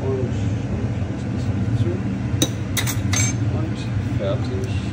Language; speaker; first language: German; non-native, fluent; Portuguese